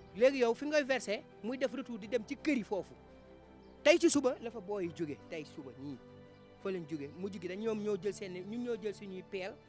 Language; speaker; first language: Wolof; native; Wolof